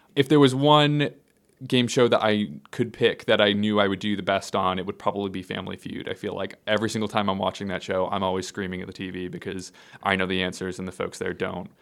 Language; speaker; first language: English; native; English